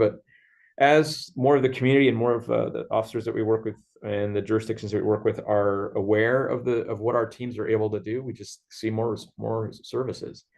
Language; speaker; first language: English; native; English